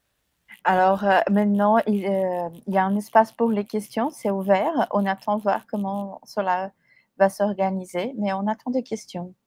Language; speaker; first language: French; non-native, fluent; Portuguese